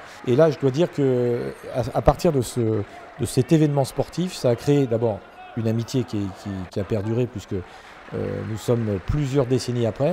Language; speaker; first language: French; native; French